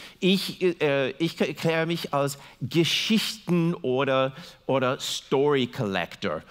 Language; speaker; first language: German; non-native, fluent; English